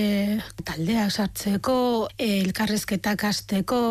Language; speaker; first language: Basque; non-native, fluent; Arabic